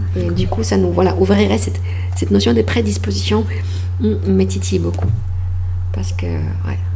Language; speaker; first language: French; non-native, fluent; Polish